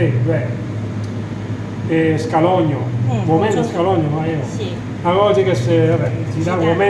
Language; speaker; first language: Chinese; non-native, fluent; Italian